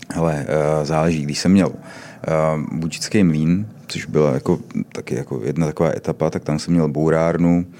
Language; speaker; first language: Czech; native; Czech